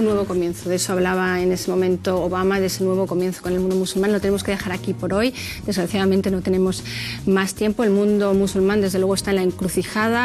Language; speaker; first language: Spanish; native; Spanish